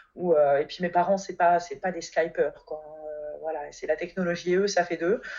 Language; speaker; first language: French; native; French